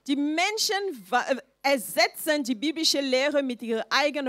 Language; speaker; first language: German; non-native, fluent; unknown